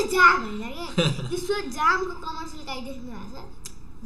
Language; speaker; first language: Nepali; native; Nepali